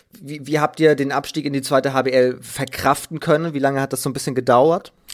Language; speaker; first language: German; native; German